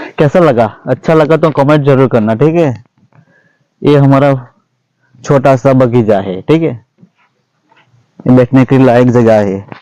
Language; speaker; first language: Hindi; non-native, local second language; Gujarati